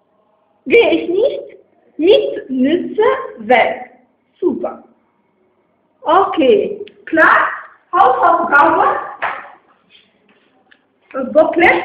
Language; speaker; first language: German; non-native, fluent; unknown